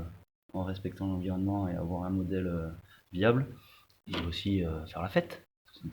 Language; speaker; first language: French; native; French